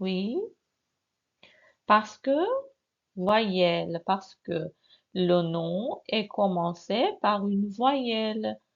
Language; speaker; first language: French; non-native, fluent; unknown